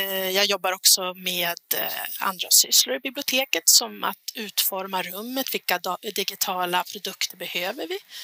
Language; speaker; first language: Swedish; native; Swedish